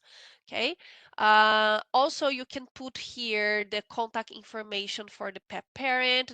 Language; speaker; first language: English; non-native, fluent; Portuguese